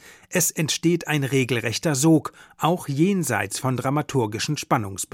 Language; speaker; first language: German; native; German